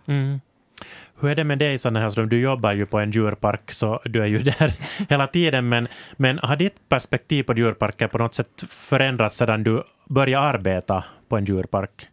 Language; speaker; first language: Swedish; native; Swedish